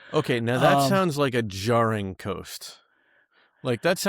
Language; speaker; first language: English; native; English